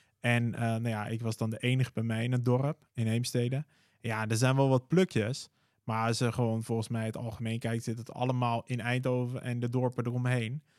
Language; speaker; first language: Dutch; native; Dutch